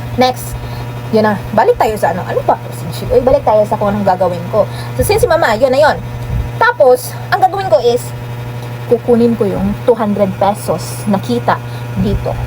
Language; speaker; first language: Filipino; non-native, local second language; Cebuano